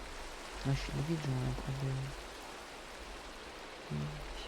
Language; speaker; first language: French; native; French